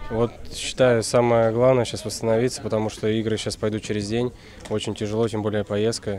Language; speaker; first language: Russian; native; Russian